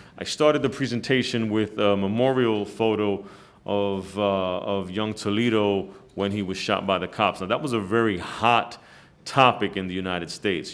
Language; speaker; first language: English; early bilingual, other home language; Spanish